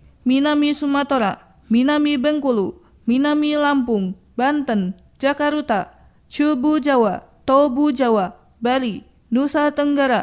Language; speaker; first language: Japanese; non-native, fluent; Indonesian